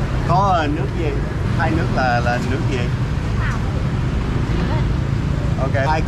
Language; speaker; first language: Vietnamese; non-native, learner; English